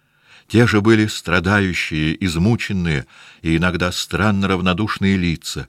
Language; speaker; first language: Russian; native; Russian